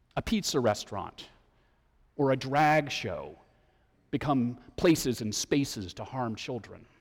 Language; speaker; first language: English; native; English